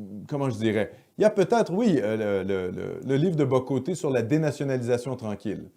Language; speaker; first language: French; native; French